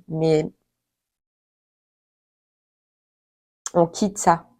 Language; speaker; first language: French; native; French